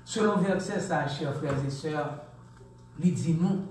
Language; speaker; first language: French; non-native, local second language; Haitian Creole